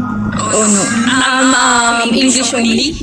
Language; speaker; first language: English; non-native, learner; Filipino